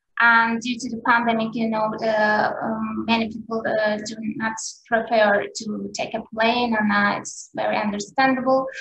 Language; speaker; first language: English; non-native, fluent; Turkish